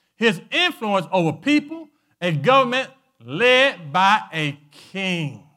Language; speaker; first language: English; native; English